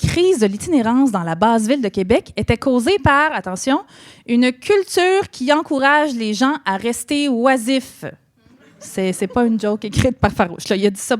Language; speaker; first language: French; native; French